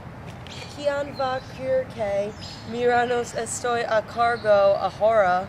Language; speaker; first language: Spanish; non-native, learner; English